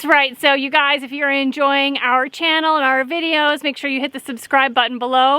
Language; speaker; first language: English; native; English